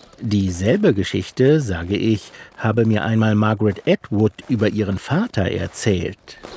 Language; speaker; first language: German; native; German